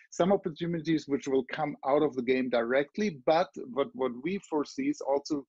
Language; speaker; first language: English; non-native, fluent; German